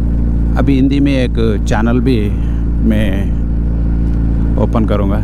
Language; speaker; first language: Hindi; non-native, local second language; Kannada